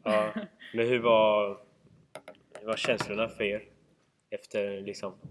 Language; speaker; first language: Swedish; native; Swedish